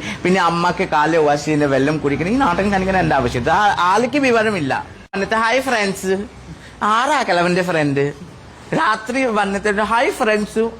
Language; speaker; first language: Malayalam; non-native, fluent; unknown